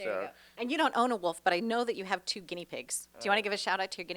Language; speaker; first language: English; native; English